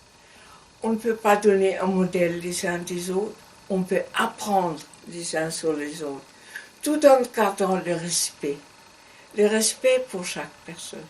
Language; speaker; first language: French; non-native, learner; German